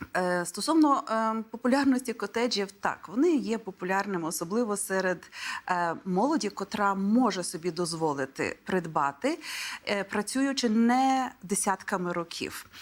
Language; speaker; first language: Ukrainian; native; Ukrainian